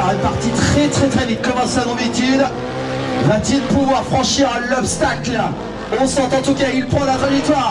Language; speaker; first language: French; native; French